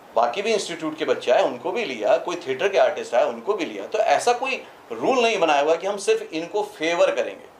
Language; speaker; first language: Hindi; native; Hindi